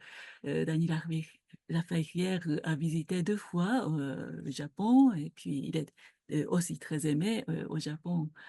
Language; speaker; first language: French; non-native, fluent; Japanese